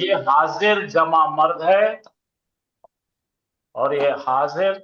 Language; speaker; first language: Hindi; native; Hindi